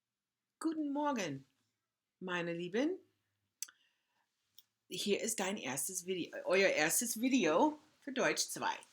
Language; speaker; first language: German; non-native, fluent; English